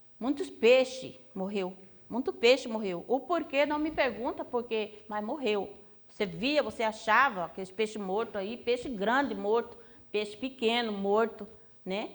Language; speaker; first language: Portuguese; native; Portuguese